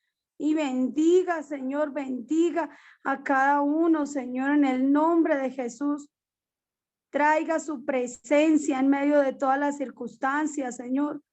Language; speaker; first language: Spanish; native; Spanish